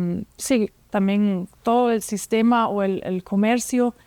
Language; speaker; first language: Spanish; non-native, fluent; German